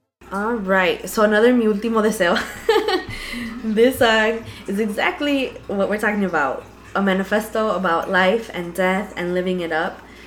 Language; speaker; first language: English; early bilingual, other home language; Spanish